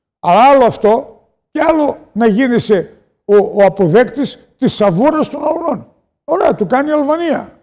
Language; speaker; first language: Greek; native; Greek